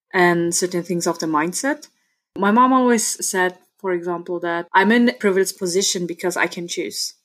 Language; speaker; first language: English; non-native, fluent; German